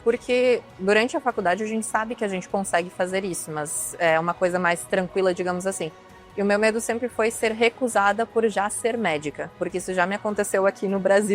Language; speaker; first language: Portuguese; native; Portuguese